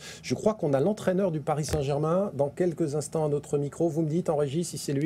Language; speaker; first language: French; native; French